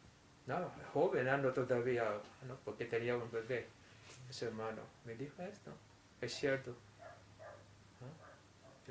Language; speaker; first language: Spanish; non-native, fluent; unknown